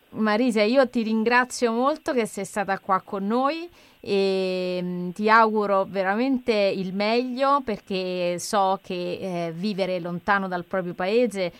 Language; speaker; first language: Italian; native; Italian